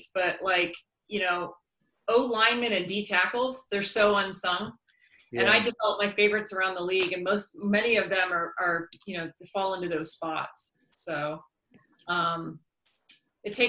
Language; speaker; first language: English; native; English